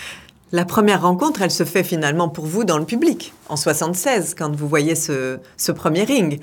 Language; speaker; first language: French; native; French